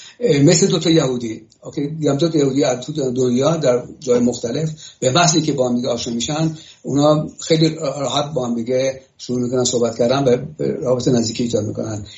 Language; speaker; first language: Persian; native; Persian